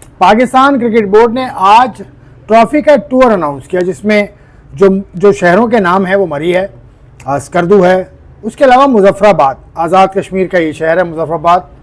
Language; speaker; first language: Urdu; native; Urdu